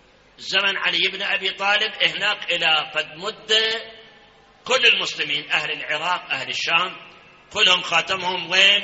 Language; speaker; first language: Arabic; native; Arabic